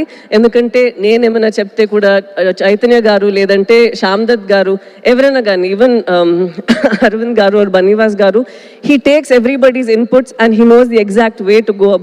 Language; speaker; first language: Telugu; non-native, local second language; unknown